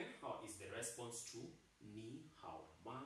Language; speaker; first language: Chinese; non-native, fluent; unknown